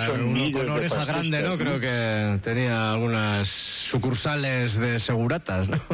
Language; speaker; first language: Spanish; native; Spanish